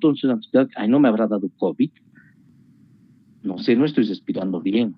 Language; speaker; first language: Spanish; native; Spanish